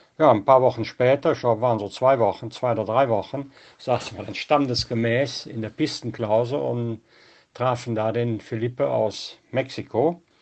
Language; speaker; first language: German; native; German